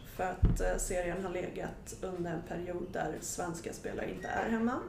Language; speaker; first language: Swedish; native; Swedish